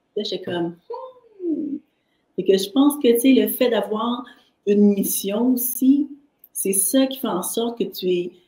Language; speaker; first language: French; native; French